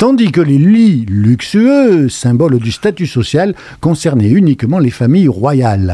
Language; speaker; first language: French; native; French